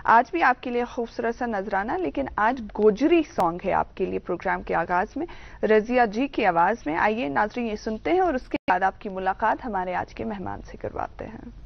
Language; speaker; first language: Hindi; non-native, local second language; Kashmiri